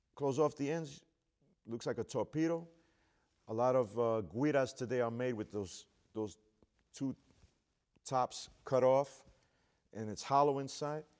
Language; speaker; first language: English; native; English